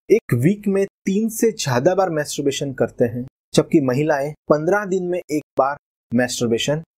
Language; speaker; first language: Hindi; non-native, local second language; Gujarati